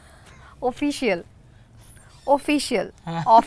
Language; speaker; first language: Telugu; non-native, learner; Hindi